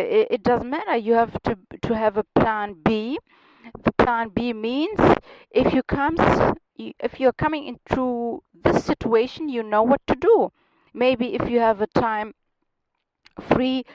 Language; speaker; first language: English; non-native, learner; German